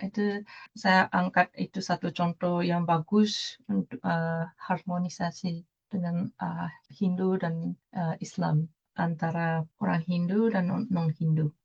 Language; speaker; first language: Indonesian; non-native, fluent; Japanese